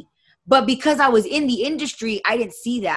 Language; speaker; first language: English; native; English